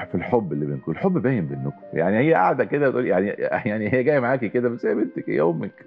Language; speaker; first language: Arabic; native; Arabic